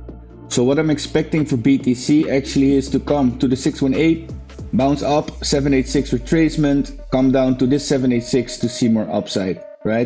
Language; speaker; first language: English; non-native, fluent; Dutch